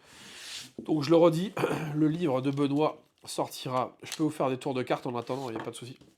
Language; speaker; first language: French; native; French